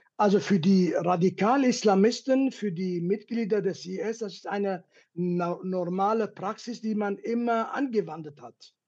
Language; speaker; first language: German; non-native, fluent; Kurdish